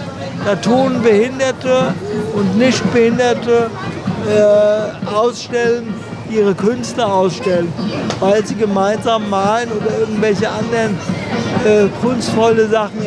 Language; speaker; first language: German; native; German